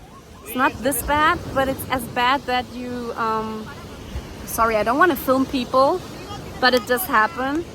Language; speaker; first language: English; non-native, fluent; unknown